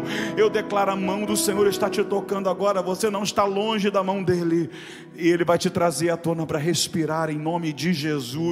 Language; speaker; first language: Portuguese; native; Portuguese